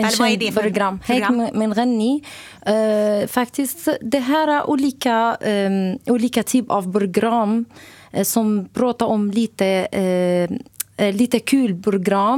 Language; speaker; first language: Swedish; non-native, learner; Arabic